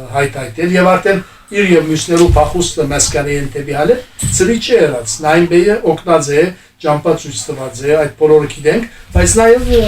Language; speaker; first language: Armenian; native; Armenian